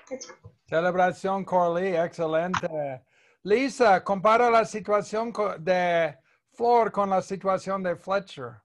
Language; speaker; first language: Spanish; non-native, fluent; English